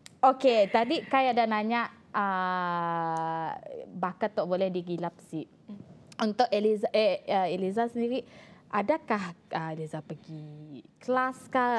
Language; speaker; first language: Malay; native; Malay